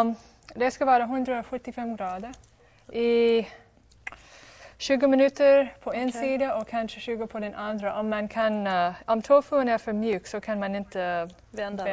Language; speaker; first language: Swedish; non-native, fluent; English